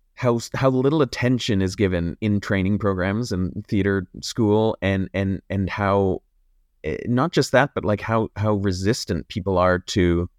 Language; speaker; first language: English; native; English